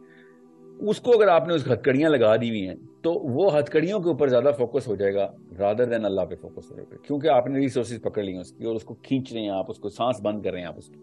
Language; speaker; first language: Urdu; non-native, local second language; Punjabi